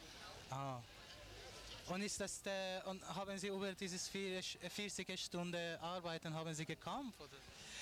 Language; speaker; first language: German; non-native, learner; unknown